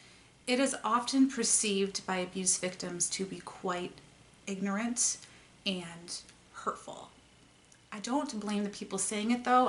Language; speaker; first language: English; native; English